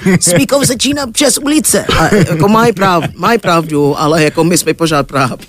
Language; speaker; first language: Czech; non-native, fluent; English